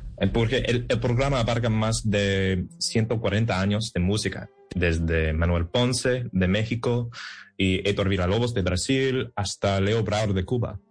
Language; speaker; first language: Spanish; non-native, fluent; English